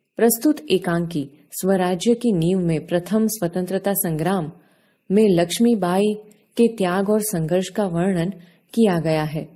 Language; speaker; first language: Hindi; non-native, local second language; Gujarati